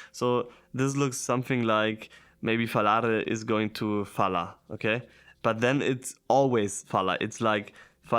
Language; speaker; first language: English; non-native, fluent; German